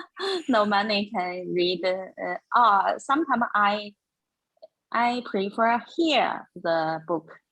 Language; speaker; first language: English; non-native, learner; Chinese